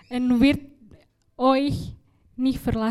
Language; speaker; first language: German; non-native, learner; Indonesian